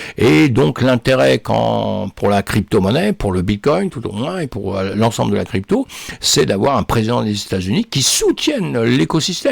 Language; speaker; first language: French; native; French